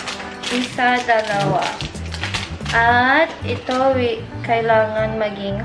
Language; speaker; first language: Filipino; early bilingual, heritage; Filipino